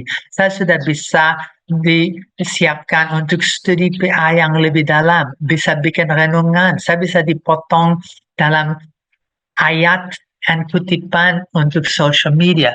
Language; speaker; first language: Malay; non-native, fluent; English